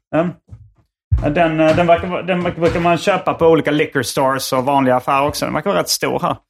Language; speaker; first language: Swedish; native; Swedish